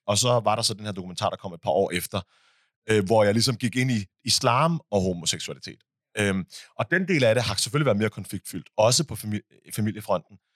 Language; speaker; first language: Danish; early bilingual, other home language; Arabic